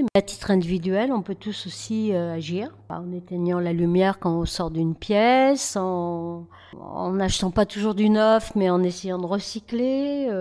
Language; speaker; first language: French; native; French